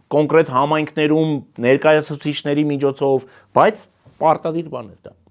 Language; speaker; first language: Armenian; native; Armenian